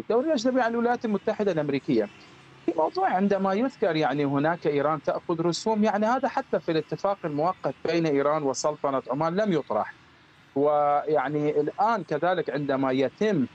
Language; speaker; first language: Arabic; non-native, fluent; Persian